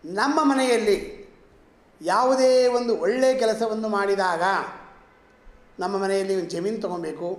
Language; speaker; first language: Kannada; native; Kannada